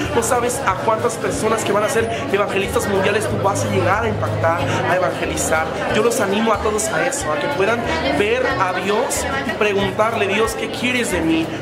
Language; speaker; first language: Spanish; native; Spanish